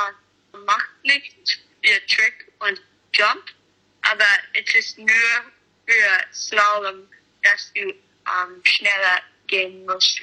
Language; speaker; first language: German; early bilingual, heritage; English